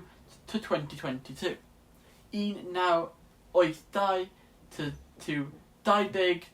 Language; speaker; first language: Welsh; non-native, local second language; English